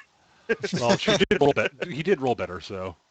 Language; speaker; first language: English; native; English